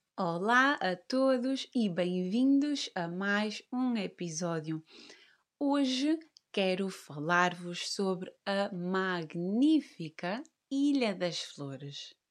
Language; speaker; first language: Portuguese; native; Portuguese